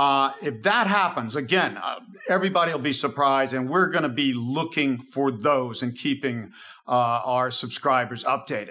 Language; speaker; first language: English; native; English